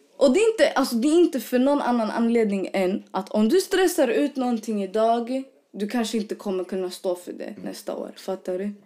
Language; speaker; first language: Swedish; early bilingual, other home language; Arabic